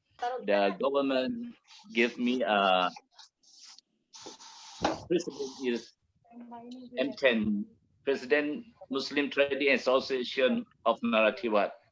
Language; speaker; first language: English; non-native, learner; Malay